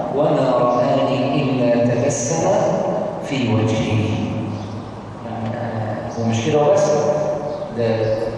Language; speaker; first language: Arabic; native; Arabic